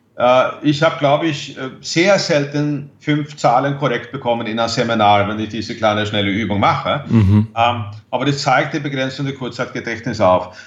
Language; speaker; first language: German; non-native, fluent; Swedish